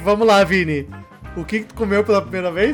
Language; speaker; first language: Portuguese; native; Portuguese